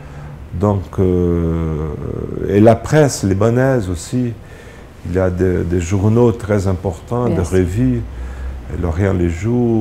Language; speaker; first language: French; non-native, fluent; Portuguese